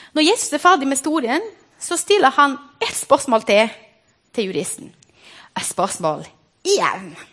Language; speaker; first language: Norwegian; non-native, fluent; Portuguese